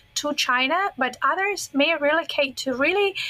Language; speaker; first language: English; non-native, fluent; Russian